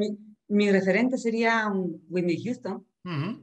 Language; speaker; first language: Spanish; native; Spanish